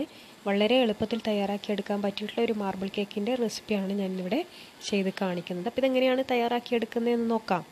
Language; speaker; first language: Malayalam; native; Malayalam